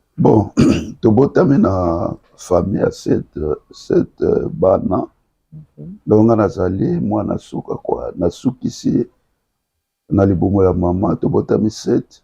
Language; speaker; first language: Lingala; non-native, local second language; Kongo